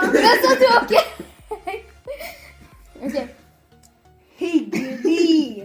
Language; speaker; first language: Norwegian; non-native, fluent; Arabic